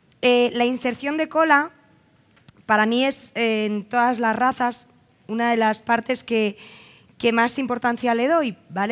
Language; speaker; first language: Spanish; native; Spanish